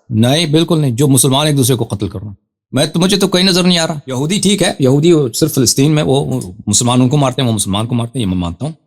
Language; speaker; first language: Urdu; non-native, fluent; Persian